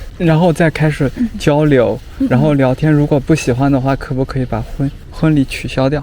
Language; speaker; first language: Chinese; native; Chinese